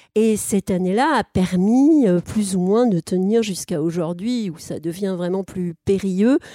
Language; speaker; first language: French; native; French